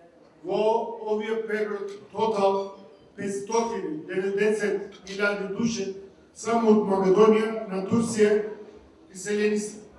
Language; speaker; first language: Macedonian; early bilingual, heritage; Macedonian